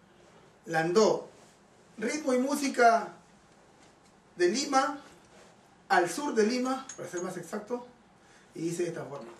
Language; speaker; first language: Spanish; native; Spanish